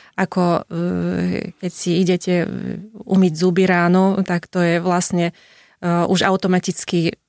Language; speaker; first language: Slovak; non-native, fluent; Russian